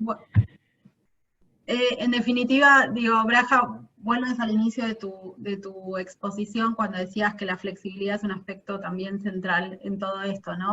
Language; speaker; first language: Spanish; native; Spanish